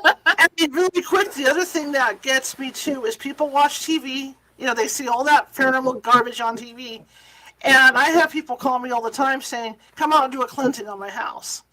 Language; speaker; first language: English; native; English